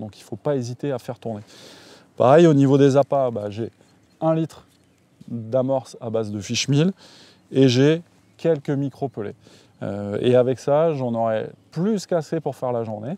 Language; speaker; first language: French; native; French